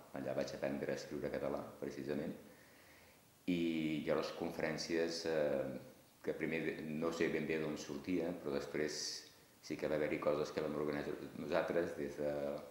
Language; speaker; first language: Catalan; native; Catalan